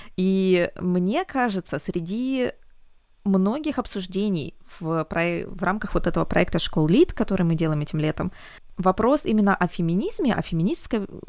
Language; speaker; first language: Russian; native; Russian